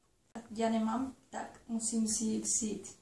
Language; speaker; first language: Czech; non-native, learner; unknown